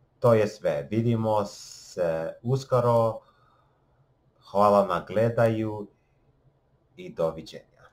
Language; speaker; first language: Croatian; non-native, learner; English